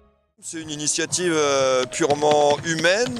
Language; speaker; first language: French; native; French